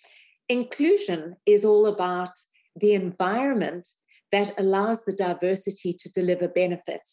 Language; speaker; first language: English; native; English